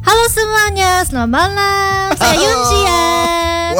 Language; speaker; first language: Indonesian; non-native, learner; Korean